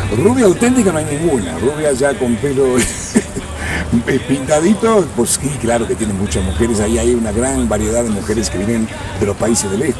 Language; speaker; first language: Spanish; native; Spanish